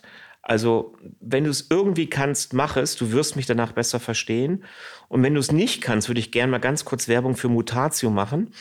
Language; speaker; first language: German; native; German